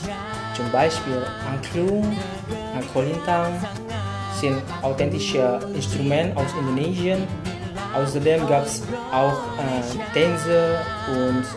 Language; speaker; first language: German; non-native, fluent; Indonesian